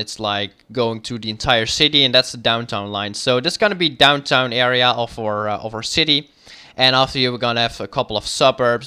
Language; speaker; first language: English; non-native, fluent; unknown